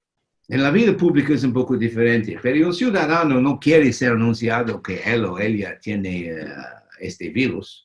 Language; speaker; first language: Spanish; non-native, fluent; English